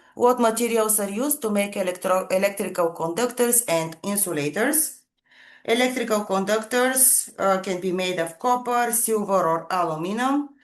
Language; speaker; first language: English; non-native, fluent; Bulgarian